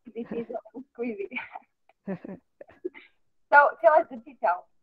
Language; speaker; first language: English; non-native, fluent; Arabic